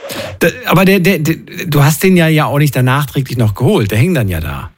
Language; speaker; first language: German; native; German